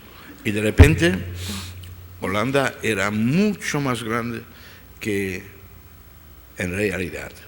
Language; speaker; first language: Spanish; non-native, fluent; Dutch